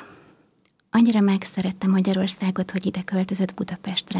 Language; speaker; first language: Hungarian; native; Hungarian